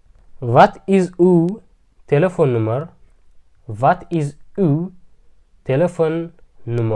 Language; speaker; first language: Dutch; non-native, learner; Tigrinya